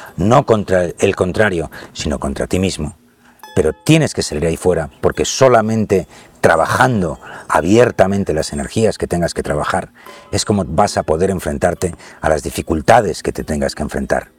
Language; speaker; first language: Spanish; native; Spanish